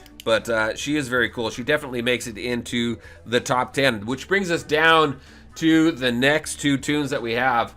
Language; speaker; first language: English; native; English